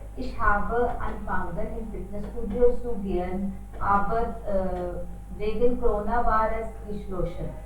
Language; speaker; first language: German; non-native, learner; Hindi